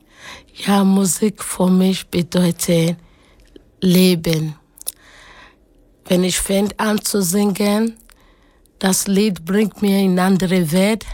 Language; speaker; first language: German; non-native, learner; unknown